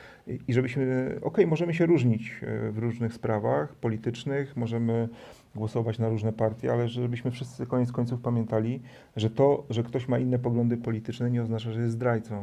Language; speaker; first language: Polish; native; Polish